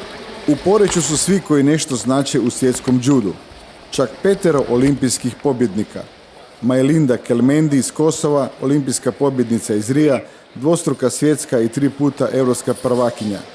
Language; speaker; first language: Croatian; native; Croatian